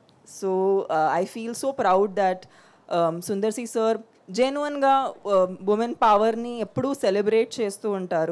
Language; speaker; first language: Telugu; non-native, local second language; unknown